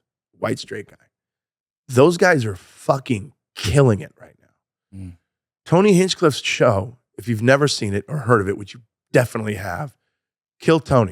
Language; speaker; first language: English; native; English